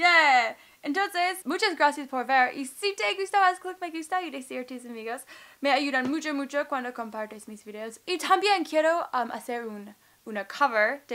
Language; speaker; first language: Spanish; non-native, learner; English